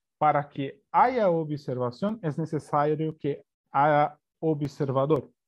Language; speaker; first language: Spanish; non-native, fluent; Portuguese